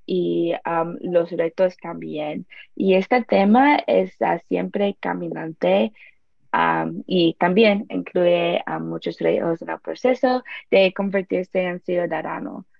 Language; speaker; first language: Spanish; non-native, learner; English